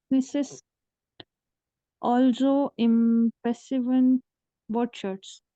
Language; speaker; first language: German; non-native, learner; Urdu